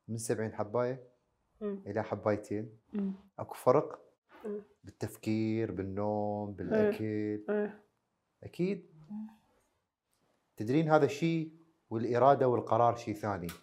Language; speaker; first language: Arabic; native; Arabic